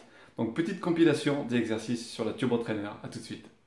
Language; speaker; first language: French; native; French